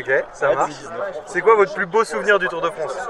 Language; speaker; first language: French; native; French